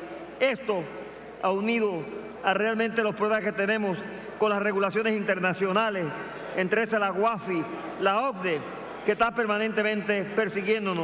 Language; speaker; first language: Spanish; native; Spanish